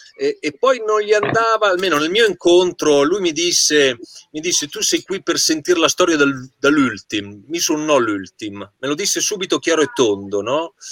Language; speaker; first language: Italian; native; Italian